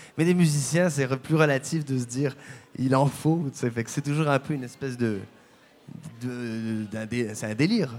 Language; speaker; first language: French; native; French